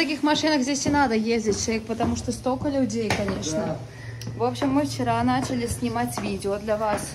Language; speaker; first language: Russian; native; Russian